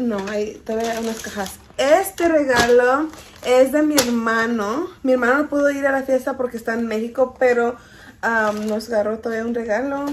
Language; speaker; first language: Spanish; early bilingual, heritage; Spanish